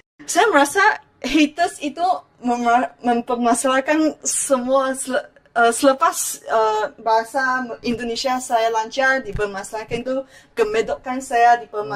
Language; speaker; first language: Indonesian; non-native, fluent; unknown